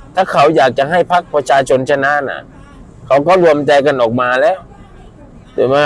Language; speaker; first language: Thai; native; Thai